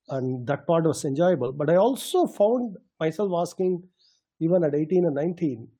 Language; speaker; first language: English; non-native, local second language; Tamil